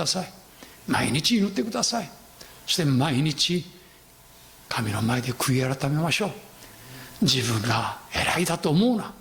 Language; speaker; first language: Japanese; non-native, fluent; Korean